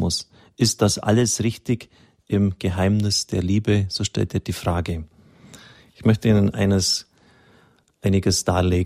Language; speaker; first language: German; native; German